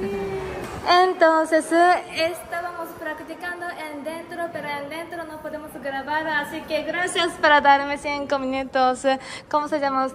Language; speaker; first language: Spanish; non-native, learner; Japanese